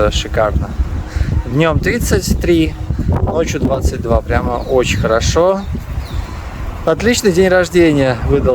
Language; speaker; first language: Russian; native; Russian